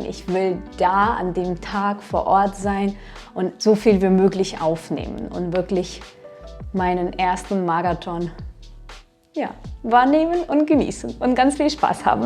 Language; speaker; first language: German; non-native, fluent; Russian